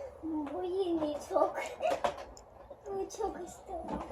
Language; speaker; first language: Turkish; non-native, learner; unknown